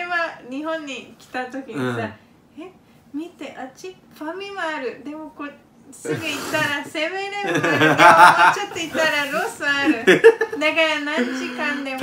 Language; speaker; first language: Japanese; non-native, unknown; Spanish